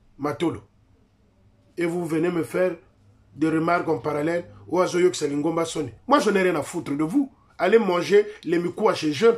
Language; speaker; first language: French; non-native, local second language; Lingala